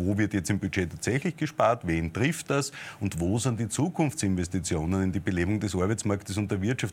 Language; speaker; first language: German; native; German